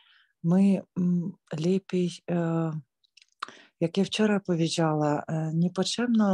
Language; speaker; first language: Polish; non-native, learner; Ukrainian